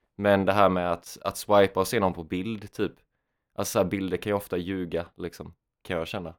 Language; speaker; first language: Swedish; native; Swedish